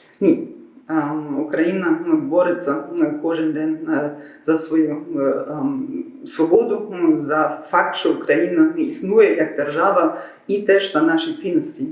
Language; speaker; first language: Ukrainian; non-native, learner; German